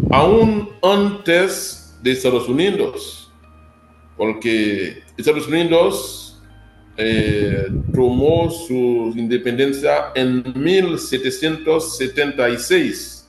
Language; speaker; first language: Spanish; non-native, fluent; Haitian Creole